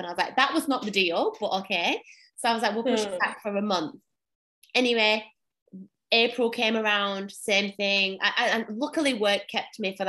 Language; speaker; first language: English; native; English